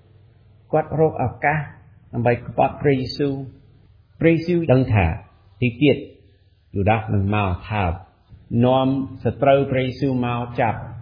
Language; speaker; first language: Khmer; non-native, fluent; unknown